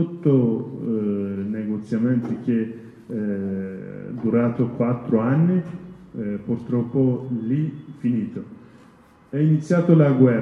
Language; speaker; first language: Italian; non-native, learner; Kurdish